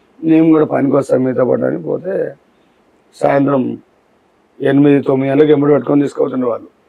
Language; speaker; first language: Telugu; native; Telugu